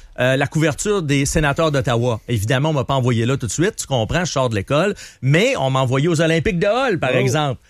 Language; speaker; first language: French; native; French